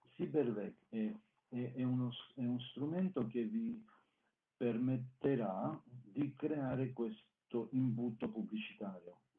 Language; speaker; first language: Italian; non-native, fluent; Armenian